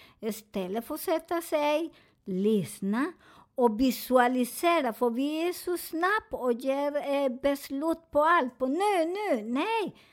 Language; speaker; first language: Swedish; non-native, learner; Spanish